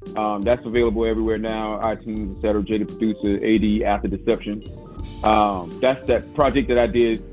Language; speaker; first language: English; native; English